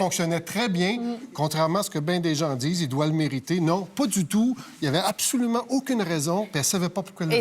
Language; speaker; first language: French; native; French